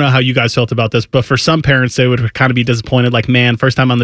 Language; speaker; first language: English; native; English